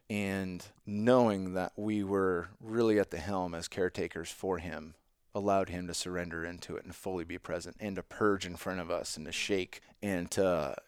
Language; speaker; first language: English; native; English